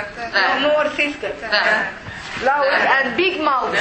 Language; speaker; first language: English; non-native, fluent; Arabic